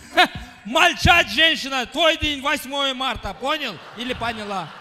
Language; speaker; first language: Russian; non-native, local second language; Kyrgyz